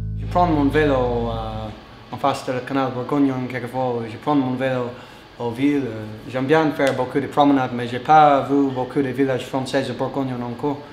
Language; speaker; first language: French; non-native, learner; English